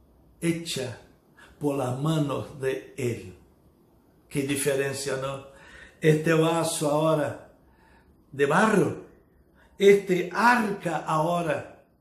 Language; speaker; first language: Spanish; non-native, fluent; Portuguese